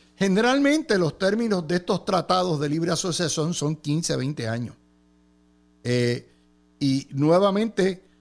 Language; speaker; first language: Spanish; native; Spanish